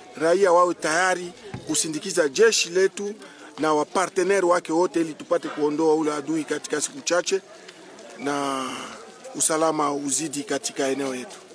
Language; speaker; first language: Swahili; native; Swahili